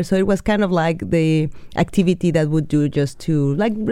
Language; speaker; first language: English; non-native, fluent; Spanish